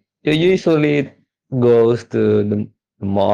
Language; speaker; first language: English; non-native, fluent; Indonesian